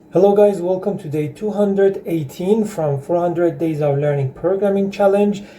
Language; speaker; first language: English; non-native, fluent; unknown